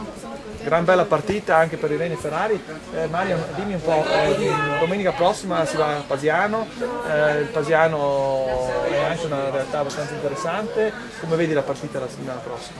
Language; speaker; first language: Italian; native; Italian